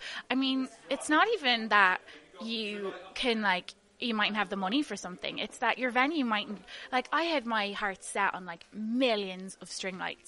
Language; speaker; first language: English; native; English